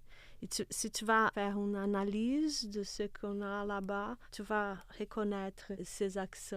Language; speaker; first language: French; non-native, fluent; Portuguese